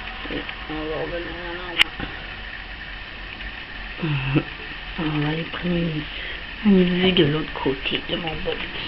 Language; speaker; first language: French; native; French